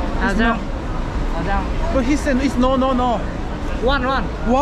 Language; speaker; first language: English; non-native, learner; Korean